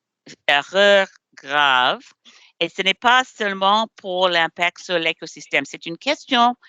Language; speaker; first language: French; non-native, learner; English